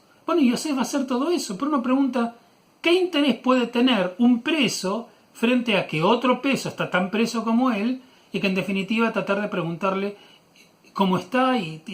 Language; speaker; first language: Spanish; native; Spanish